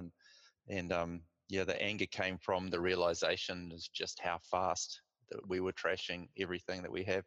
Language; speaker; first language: English; native; English